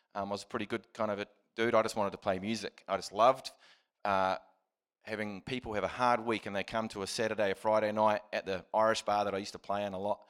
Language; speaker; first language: English; native; English